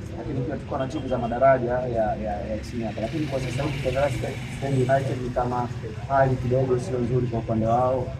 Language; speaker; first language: Swahili; native; Swahili